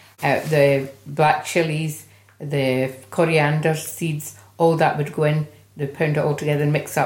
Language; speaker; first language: English; native; English